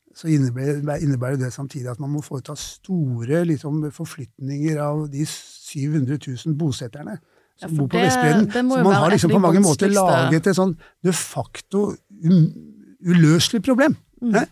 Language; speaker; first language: Norwegian; native; Norwegian